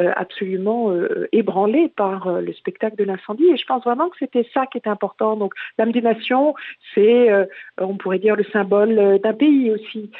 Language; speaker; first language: French; native; French